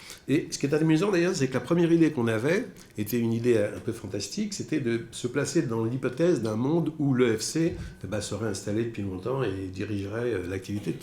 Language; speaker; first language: French; native; French